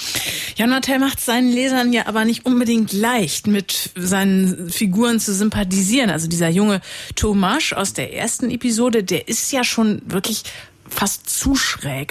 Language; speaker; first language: German; native; German